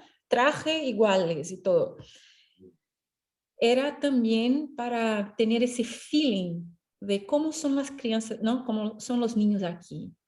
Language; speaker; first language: Spanish; non-native, fluent; Portuguese